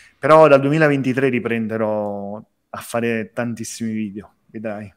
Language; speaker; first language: Italian; native; Italian